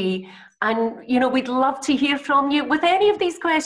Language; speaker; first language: English; native; English